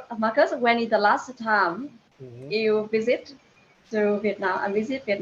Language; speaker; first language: English; non-native, learner; Vietnamese